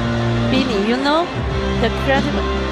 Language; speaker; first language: English; non-native, learner; Chinese